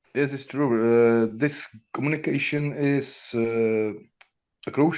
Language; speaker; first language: English; non-native, learner; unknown